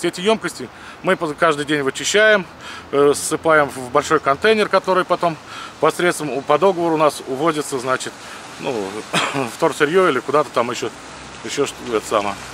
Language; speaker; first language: Russian; native; Russian